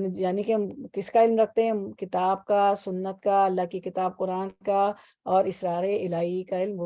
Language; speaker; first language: Urdu; native; Urdu